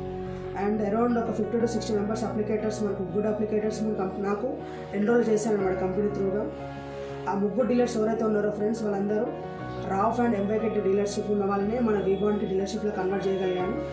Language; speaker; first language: Telugu; native; Telugu